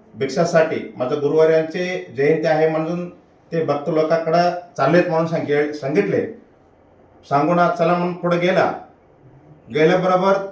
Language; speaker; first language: Marathi; non-native, local second language; Kannada